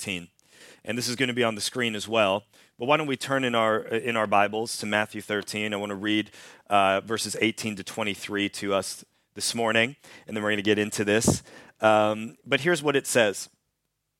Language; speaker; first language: English; native; English